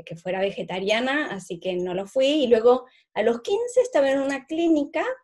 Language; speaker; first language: Spanish; native; Spanish